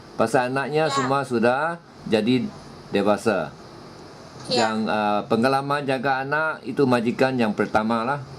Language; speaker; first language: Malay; non-native, local second language; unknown